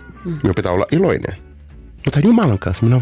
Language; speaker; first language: Finnish; non-native, learner; Portuguese